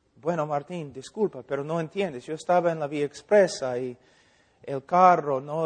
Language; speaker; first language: Spanish; non-native, fluent; English